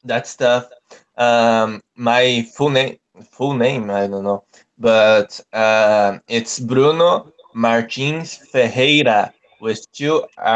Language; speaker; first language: English; non-native, learner; Portuguese